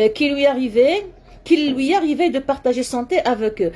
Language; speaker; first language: French; non-native, local second language; Arabic